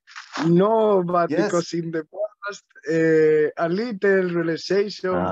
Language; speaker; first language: English; non-native, learner; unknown